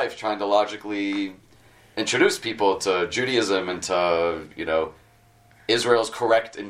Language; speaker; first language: English; native; English